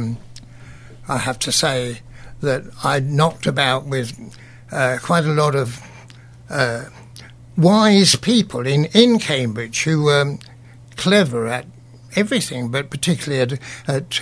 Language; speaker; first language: English; native; English